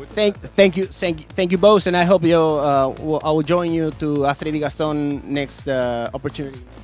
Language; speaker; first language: English; non-native, fluent; Spanish